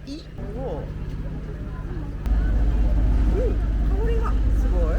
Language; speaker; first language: Japanese; native; Japanese